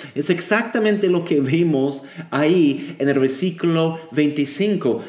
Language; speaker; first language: Spanish; non-native, fluent; English